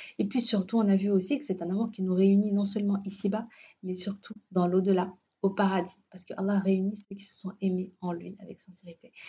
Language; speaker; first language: French; early bilingual, other home language; Arabic